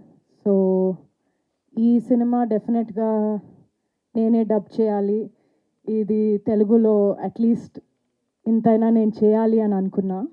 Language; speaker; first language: Telugu; non-native, fluent; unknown